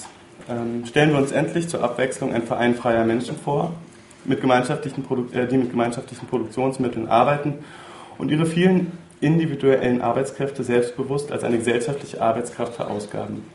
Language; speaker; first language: German; native; German